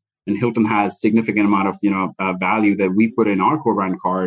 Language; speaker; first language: English; non-native, local second language; Hindi